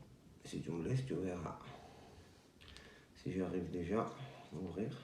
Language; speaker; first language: French; non-native, fluent; Georgian